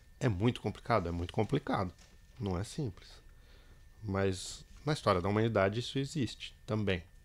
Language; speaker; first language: Portuguese; native; Portuguese